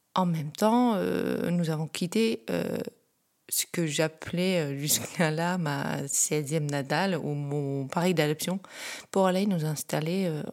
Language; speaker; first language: French; non-native, fluent; Dutch